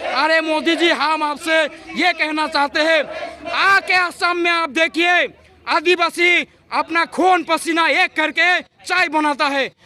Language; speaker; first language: Hindi; non-native, local second language; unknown